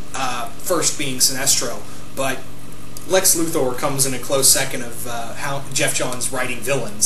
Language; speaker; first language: English; native; English